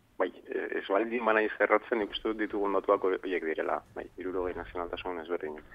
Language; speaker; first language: Basque; non-native, local second language; Spanish